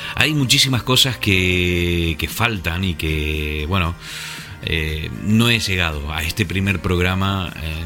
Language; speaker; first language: Spanish; native; Spanish